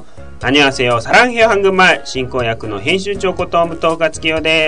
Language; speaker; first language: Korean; non-native, fluent; Japanese